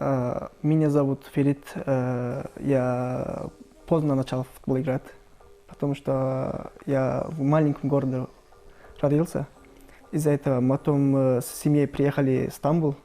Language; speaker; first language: Russian; non-native, learner; Turkish